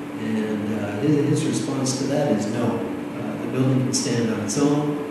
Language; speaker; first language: English; native; English